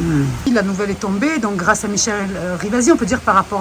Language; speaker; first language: French; native; French